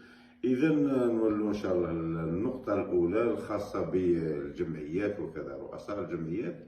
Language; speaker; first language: Arabic; native; Arabic